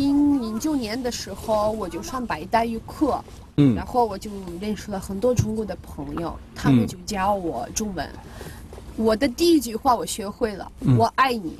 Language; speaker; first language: Chinese; non-native, fluent; Russian